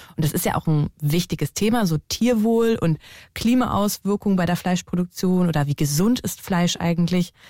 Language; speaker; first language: German; native; German